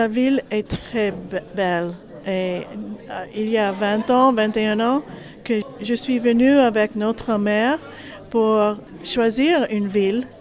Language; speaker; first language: French; non-native, fluent; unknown